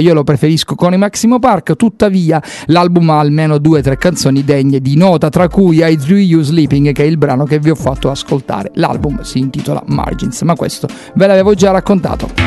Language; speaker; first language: Italian; native; Italian